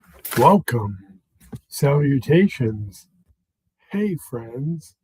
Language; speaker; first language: English; native; English